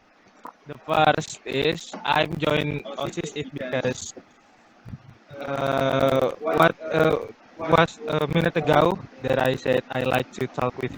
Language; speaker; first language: English; non-native, learner; Indonesian